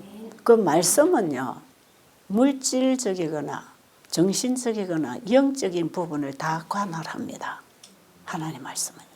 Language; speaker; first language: Korean; native; Korean